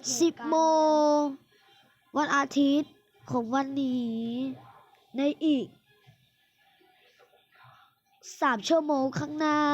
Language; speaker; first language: Thai; native; Thai